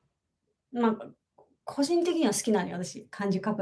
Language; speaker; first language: Japanese; native; Japanese